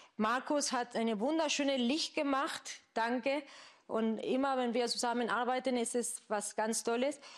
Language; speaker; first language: German; non-native, fluent; Spanish